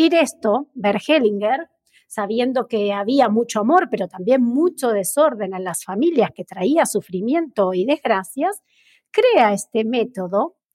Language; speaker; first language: Spanish; native; Spanish